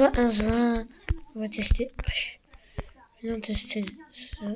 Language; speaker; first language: French; native; French